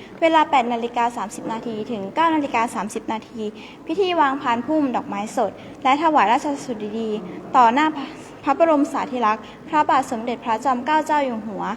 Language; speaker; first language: Thai; native; Thai